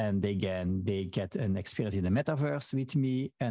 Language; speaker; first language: English; non-native, fluent; Dutch